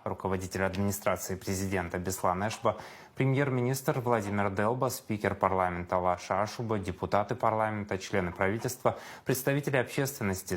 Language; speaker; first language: Russian; native; Russian